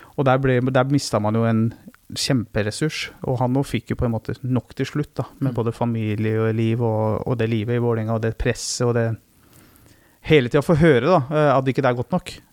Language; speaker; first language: Norwegian; early bilingual, other home language; Persian